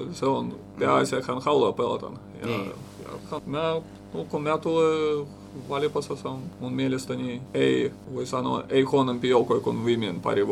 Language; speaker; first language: Finnish; non-native, learner; Russian